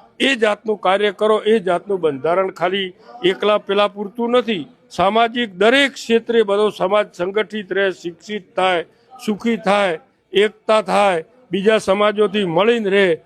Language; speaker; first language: Gujarati; native; Gujarati